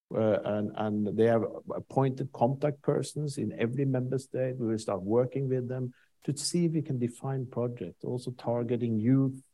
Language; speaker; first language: English; non-native, fluent; Norwegian